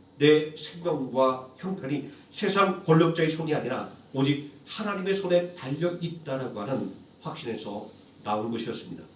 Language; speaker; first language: Korean; native; Korean